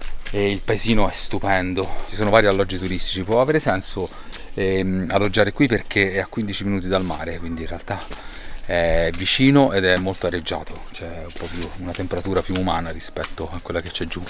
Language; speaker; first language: Italian; native; Italian